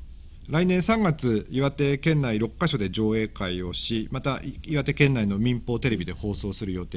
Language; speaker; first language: Japanese; native; Japanese